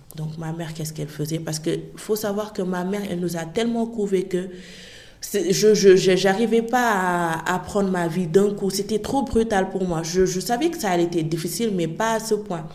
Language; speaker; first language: French; non-native, local second language; Wolof